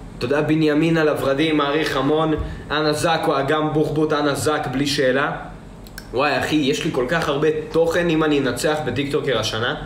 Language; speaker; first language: Hebrew; early bilingual, other home language; Russian